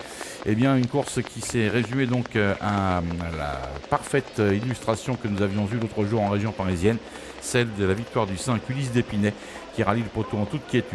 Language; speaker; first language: French; native; French